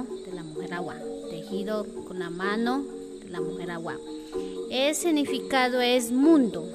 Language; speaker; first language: Spanish; non-native, local second language; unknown